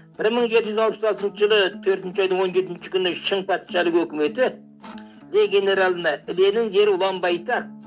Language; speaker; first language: Kazakh; native; Kazakh